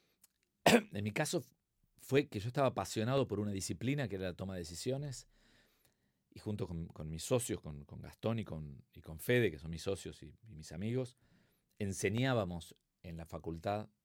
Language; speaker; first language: Spanish; native; Spanish